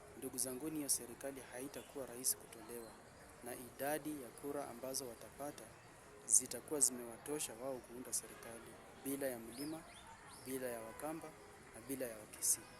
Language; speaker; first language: Swahili; non-native, local second language; Gusii